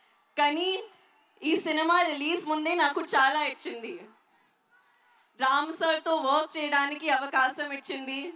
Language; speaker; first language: Telugu; non-native, learner; Hindi